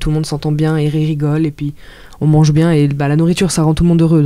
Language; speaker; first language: French; native; French